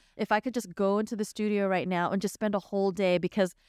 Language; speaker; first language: English; native; English